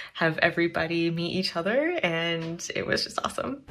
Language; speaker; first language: English; native; English